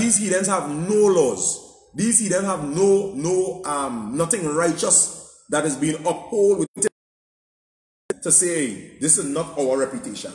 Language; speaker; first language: English; native; English